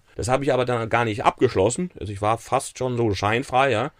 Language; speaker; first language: German; native; German